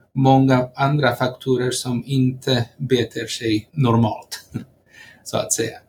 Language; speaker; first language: Swedish; non-native, fluent; Slovak